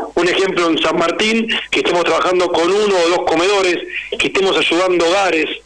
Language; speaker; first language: Spanish; native; Spanish